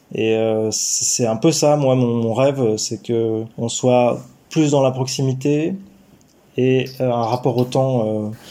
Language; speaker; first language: French; native; French